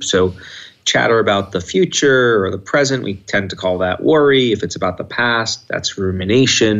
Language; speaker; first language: English; native; English